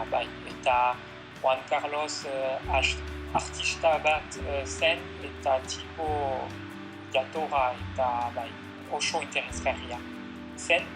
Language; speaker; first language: Basque; non-native, learner; French